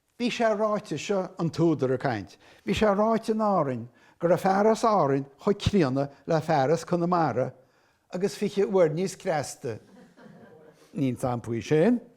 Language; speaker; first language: Irish; native; Irish